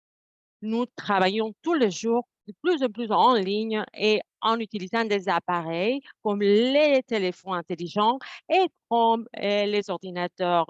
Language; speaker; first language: French; non-native, fluent; Spanish